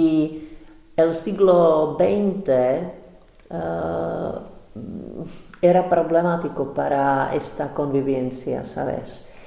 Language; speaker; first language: Spanish; non-native, fluent; Czech